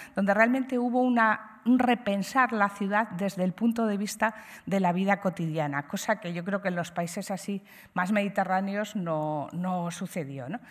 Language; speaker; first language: Spanish; native; Spanish